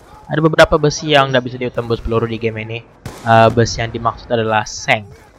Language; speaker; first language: Indonesian; native; Indonesian